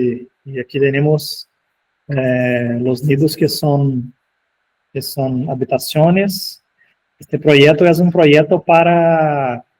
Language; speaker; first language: Spanish; non-native, fluent; Portuguese